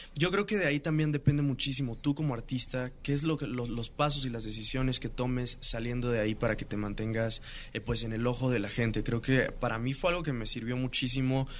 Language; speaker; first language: Spanish; native; Spanish